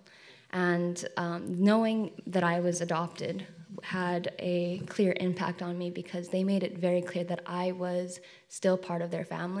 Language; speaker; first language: English; native; English